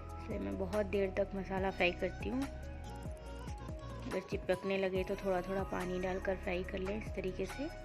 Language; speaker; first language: Hindi; non-native, local second language; Bangla